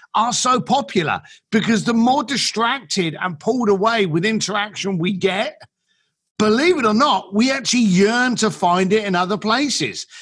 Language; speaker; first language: English; native; English